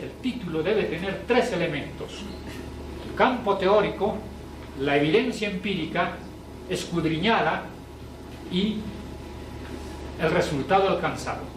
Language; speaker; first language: Spanish; native; Spanish